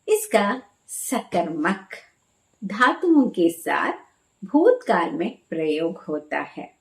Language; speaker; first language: Hindi; non-native, local second language; Malayalam